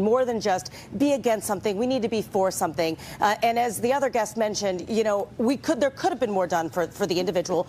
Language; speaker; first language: English; native; English